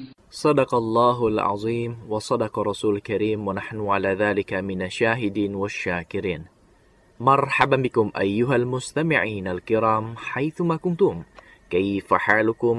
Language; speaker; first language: Arabic; non-native, fluent; Indonesian